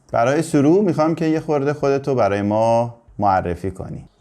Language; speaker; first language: Persian; native; Persian